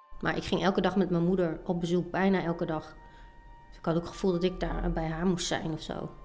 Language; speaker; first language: Dutch; native; Dutch